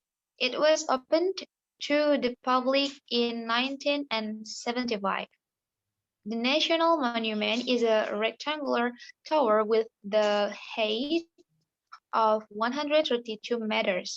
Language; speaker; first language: English; non-native, learner; Indonesian